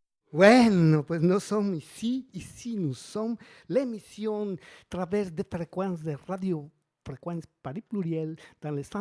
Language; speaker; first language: French; non-native, learner; Spanish